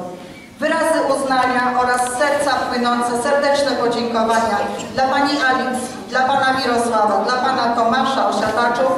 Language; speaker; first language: Polish; native; Polish